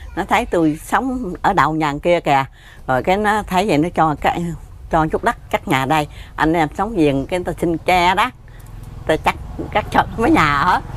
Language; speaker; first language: Vietnamese; native; Vietnamese